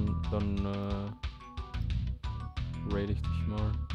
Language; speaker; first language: German; native; German